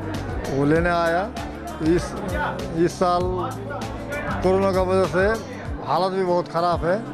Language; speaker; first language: Hindi; non-native, local second language; Kashmiri